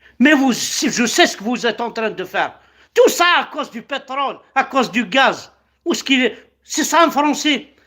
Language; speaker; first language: French; non-native, local second language; Kabyle